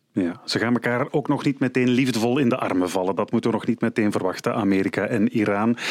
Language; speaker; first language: Dutch; native; Dutch